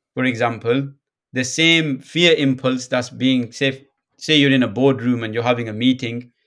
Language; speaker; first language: English; native; English